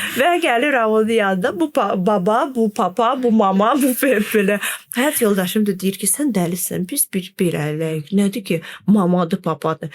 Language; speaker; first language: Azerbaijani; non-native, fluent; Russian